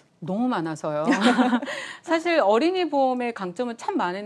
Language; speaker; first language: Korean; native; Korean